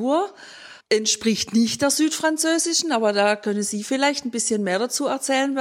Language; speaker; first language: German; native; German